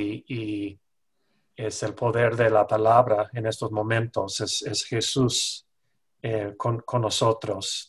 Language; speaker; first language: Spanish; non-native, fluent; English